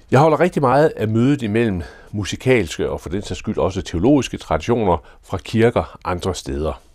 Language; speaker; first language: Danish; native; Danish